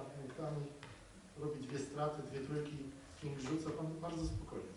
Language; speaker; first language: Polish; native; Polish